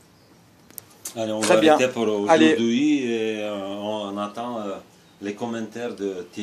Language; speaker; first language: French; non-native, fluent; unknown